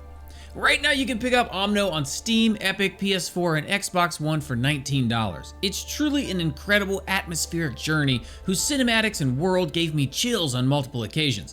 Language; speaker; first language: English; native; English